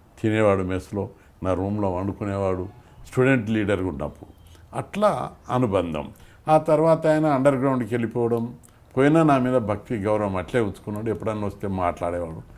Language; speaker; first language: Telugu; native; Telugu